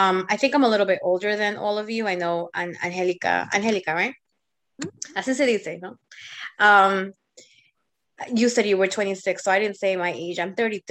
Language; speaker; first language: English; native; English